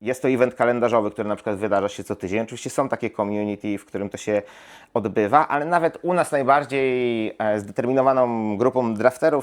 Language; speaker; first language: Polish; native; Polish